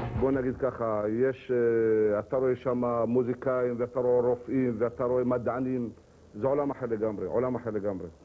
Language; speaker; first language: Hebrew; early bilingual, other home language; Arabic